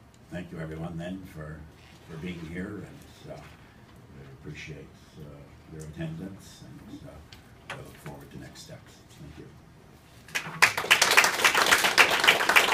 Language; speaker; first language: English; native; English